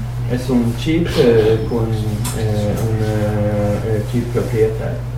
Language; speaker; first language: Spanish; non-native, learner; Italian